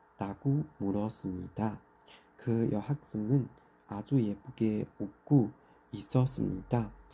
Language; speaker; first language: Korean; non-native, learner; Chinese